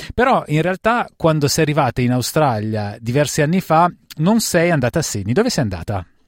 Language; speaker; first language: Italian; native; Italian